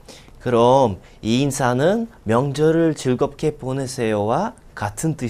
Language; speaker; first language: Korean; non-native, learner; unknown